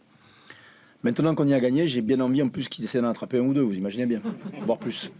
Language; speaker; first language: French; native; French